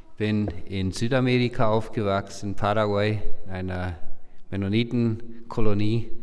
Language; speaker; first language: German; non-native, local second language; Low German